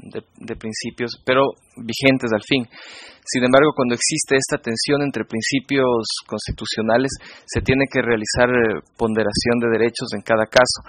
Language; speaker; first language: Spanish; native; Spanish